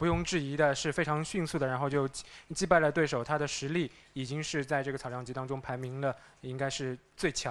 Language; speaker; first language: Chinese; native; Chinese